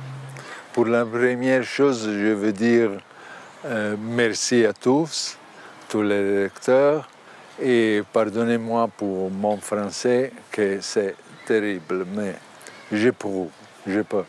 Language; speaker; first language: French; non-native, learner; Italian